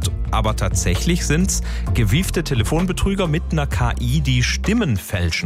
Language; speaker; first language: German; native; German